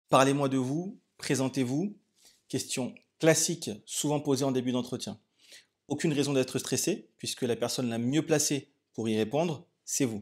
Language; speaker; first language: French; native; French